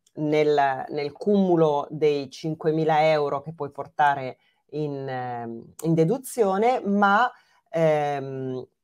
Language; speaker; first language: Italian; native; Italian